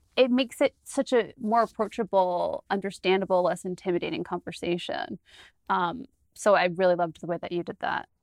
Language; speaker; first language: English; native; English